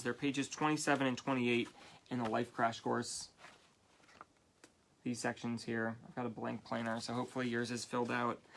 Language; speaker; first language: English; native; English